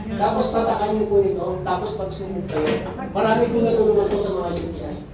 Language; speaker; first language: Filipino; native; Filipino